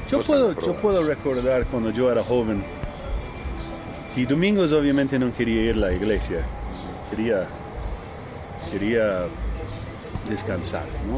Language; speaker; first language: Spanish; non-native, fluent; Portuguese